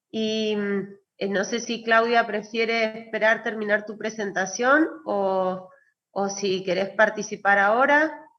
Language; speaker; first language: Spanish; native; Spanish